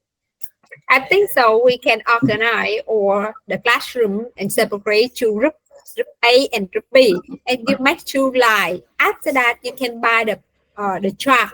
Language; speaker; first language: English; non-native, fluent; Vietnamese